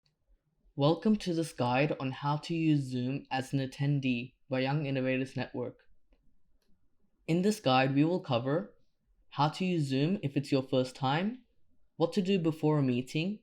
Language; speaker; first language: English; native; English